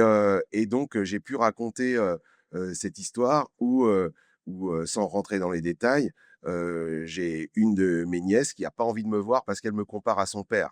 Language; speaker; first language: French; native; French